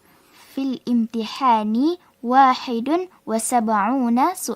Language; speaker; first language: Arabic; non-native, learner; Malay